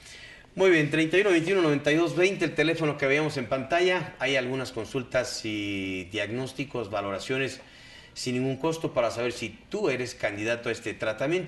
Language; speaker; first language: Spanish; native; Spanish